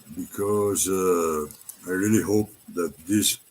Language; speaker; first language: English; non-native, fluent; Italian